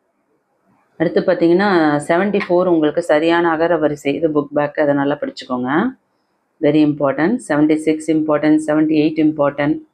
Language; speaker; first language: Tamil; native; Tamil